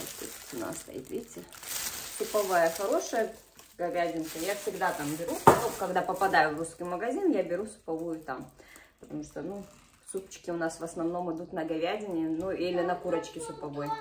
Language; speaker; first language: Russian; native; Russian